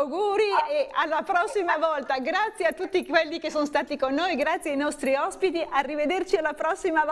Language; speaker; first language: Italian; native; Italian